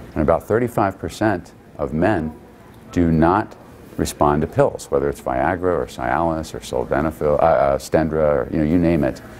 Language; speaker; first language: English; native; English